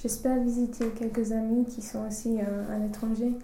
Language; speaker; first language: French; non-native, fluent; English